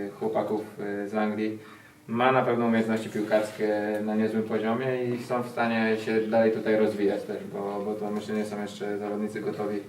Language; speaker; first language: Polish; native; Polish